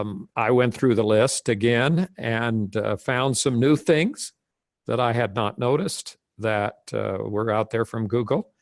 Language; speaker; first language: English; native; English